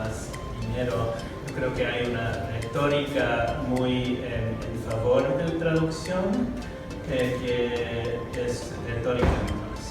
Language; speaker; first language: Spanish; non-native, fluent; English